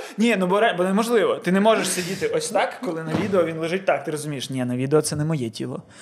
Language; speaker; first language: Ukrainian; non-native, local second language; Russian